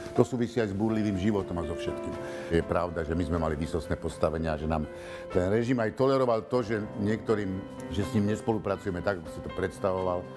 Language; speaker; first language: Slovak; native; Slovak